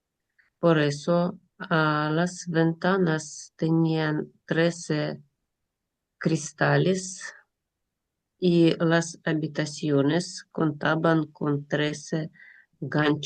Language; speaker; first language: Spanish; non-native, learner; Russian